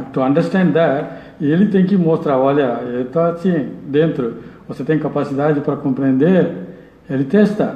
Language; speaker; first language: Portuguese; non-native, learner; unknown